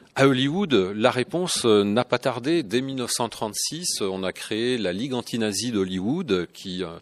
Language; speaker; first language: French; native; French